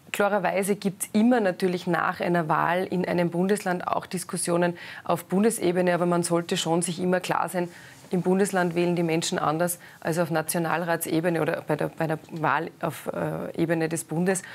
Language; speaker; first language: German; native; German